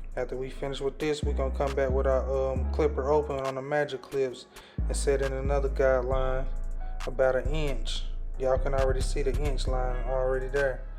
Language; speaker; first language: English; native; English